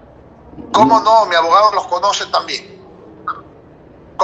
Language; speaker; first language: Spanish; native; Spanish